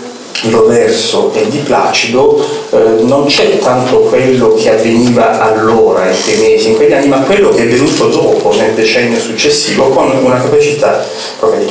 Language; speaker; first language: Italian; native; Italian